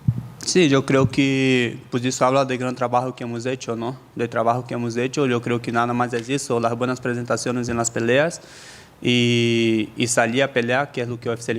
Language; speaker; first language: Spanish; native; Spanish